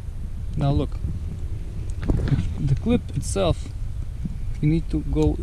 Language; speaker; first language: English; non-native, fluent; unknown